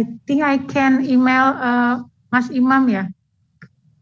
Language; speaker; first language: English; non-native, fluent; Indonesian